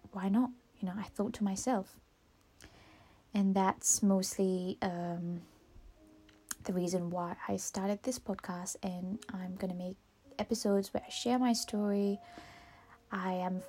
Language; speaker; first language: English; non-native, fluent; Morisyen